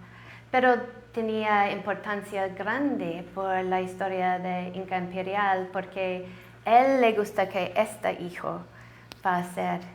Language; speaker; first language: Spanish; non-native, learner; English